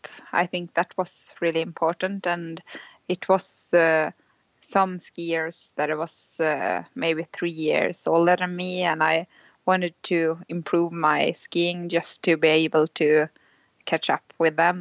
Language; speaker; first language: English; non-native, fluent; Swedish